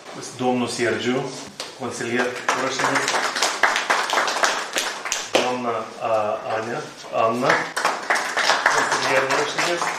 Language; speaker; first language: Romanian; non-native, learner; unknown